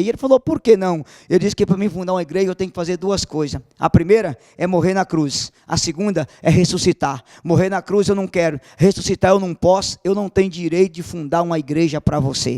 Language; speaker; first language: Portuguese; native; Portuguese